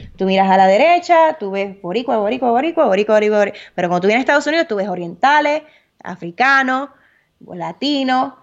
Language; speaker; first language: Spanish; early bilingual, heritage; Spanish